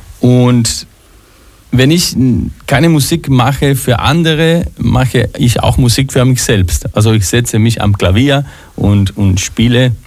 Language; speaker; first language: German; non-native, fluent; Spanish